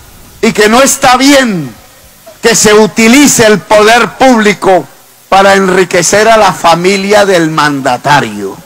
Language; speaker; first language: Spanish; native; Spanish